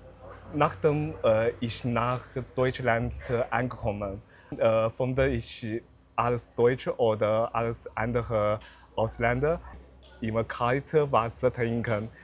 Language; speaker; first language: German; non-native, learner; Chinese